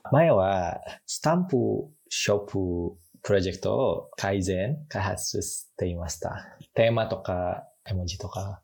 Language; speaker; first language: Japanese; non-native, learner; Indonesian